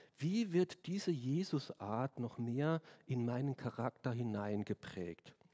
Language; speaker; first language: German; native; German